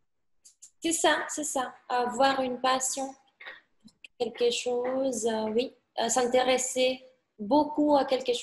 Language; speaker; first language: French; non-native, fluent; Spanish